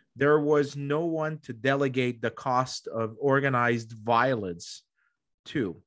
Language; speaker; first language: English; native; English